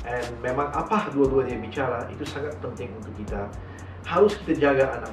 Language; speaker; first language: Indonesian; non-native, learner; Malay